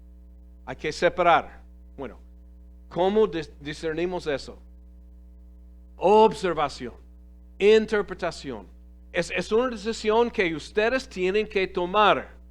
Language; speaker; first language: Spanish; non-native, fluent; English